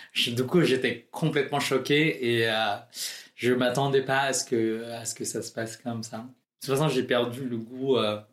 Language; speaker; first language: French; non-native, fluent; Filipino